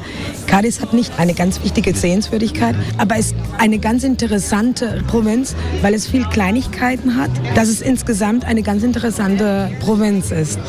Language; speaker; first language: German; non-native, fluent; Spanish